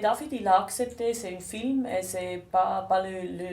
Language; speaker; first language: French; non-native, local second language; German